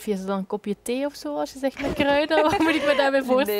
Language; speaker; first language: Dutch; native; Dutch